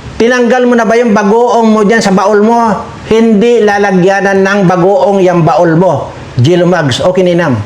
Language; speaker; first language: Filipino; native; Filipino